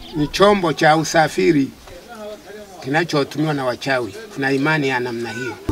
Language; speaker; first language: Swahili; non-native, local second language; Sukuma